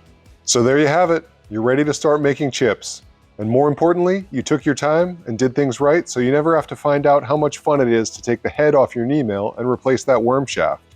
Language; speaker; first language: English; native; English